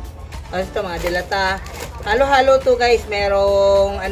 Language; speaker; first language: Filipino; native; Filipino